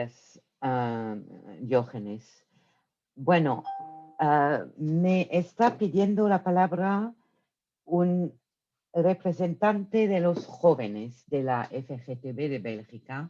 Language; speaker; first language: Spanish; non-native, fluent; French